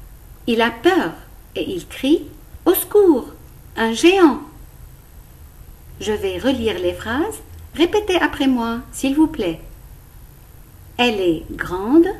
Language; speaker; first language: French; non-native, local second language; Arabic